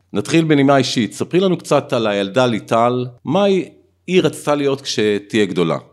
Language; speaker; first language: Hebrew; native; Hebrew